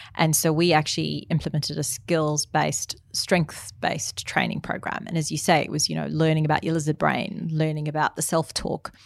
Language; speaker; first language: English; native; English